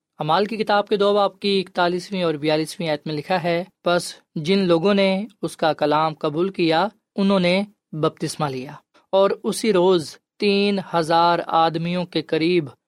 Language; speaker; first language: Urdu; non-native, local second language; Punjabi